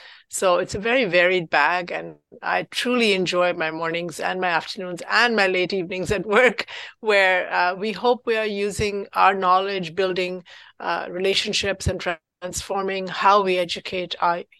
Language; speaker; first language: English; non-native, local second language; Punjabi